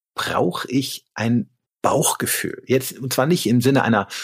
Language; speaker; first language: German; native; German